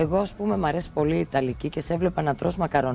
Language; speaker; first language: Greek; native; Greek